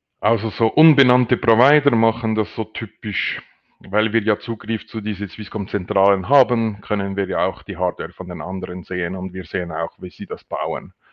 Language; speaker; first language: German; non-native, local second language; French